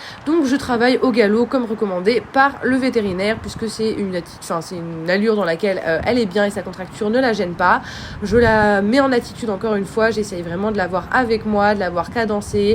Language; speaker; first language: French; native; French